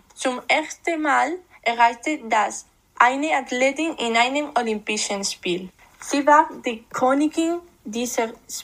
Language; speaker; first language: German; non-native, learner; Spanish